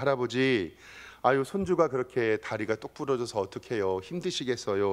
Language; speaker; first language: Korean; native; Korean